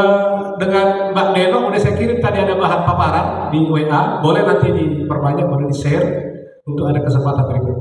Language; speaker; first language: Indonesian; native; Indonesian